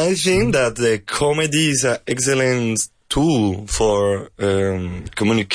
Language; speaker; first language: English; non-native, learner; Spanish